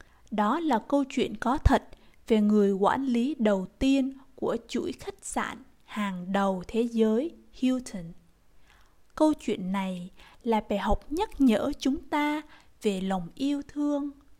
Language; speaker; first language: Vietnamese; native; Vietnamese